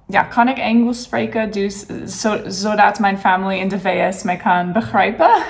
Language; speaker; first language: Dutch; non-native, learner; English